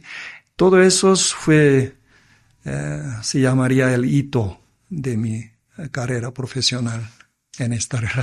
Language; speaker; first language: Spanish; non-native, fluent; Korean